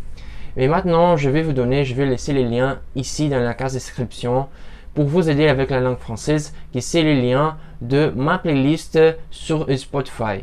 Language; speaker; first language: French; non-native, learner; Portuguese